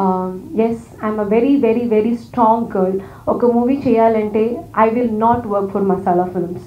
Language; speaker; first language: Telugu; non-native, learner; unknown